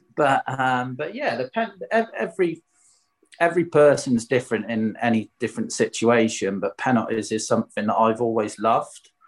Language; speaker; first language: English; native; English